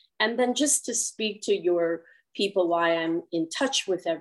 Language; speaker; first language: English; native; English